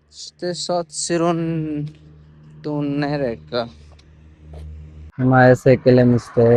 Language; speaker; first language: Armenian; non-native, learner; Hindi